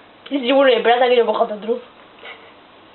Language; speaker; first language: Spanish; native; Spanish